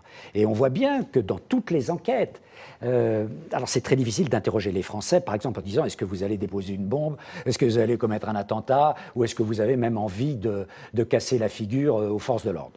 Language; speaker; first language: French; native; French